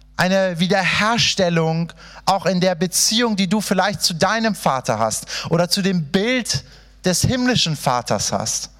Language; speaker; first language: German; early bilingual, other home language; Persian